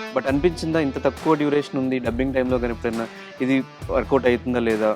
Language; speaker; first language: Telugu; native; Telugu